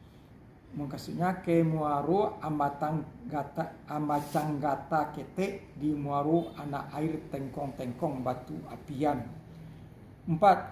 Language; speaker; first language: Indonesian; non-native, local second language; Minangkabau